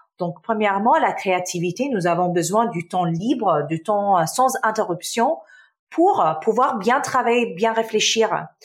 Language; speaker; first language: French; early bilingual, other home language; Arabic